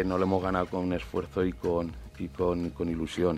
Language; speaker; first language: Spanish; native; Spanish